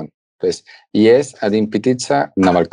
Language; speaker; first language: Russian; non-native, fluent; Spanish